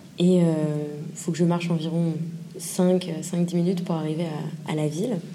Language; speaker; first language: French; native; French